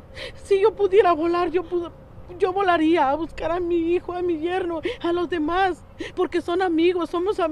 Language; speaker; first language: Spanish; native; Spanish